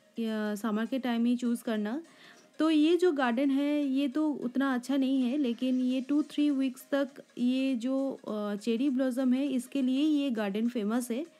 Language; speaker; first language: Hindi; non-native, local second language; Bangla